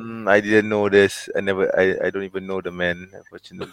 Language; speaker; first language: English; non-native, local second language; Malay